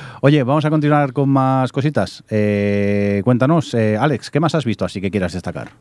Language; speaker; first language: Spanish; native; Spanish